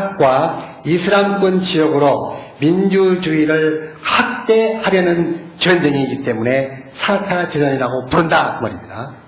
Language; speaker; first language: Korean; native; Korean